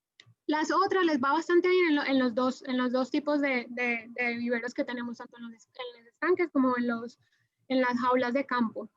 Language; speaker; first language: Spanish; native; Spanish